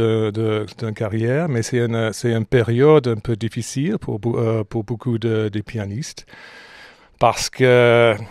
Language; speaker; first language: French; non-native, fluent; English